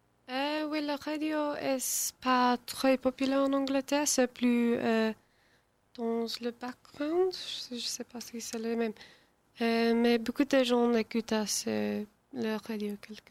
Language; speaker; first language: French; non-native, learner; English